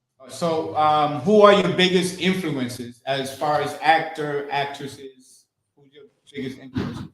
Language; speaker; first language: English; native; English